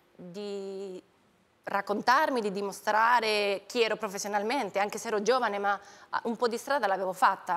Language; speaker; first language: Italian; non-native, fluent; Spanish